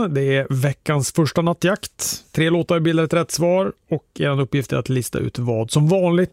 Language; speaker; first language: Swedish; native; Swedish